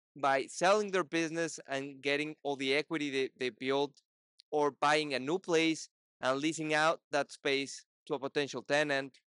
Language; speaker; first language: English; non-native, fluent; Portuguese